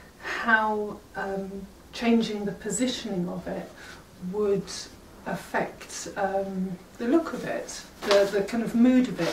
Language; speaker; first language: English; native; English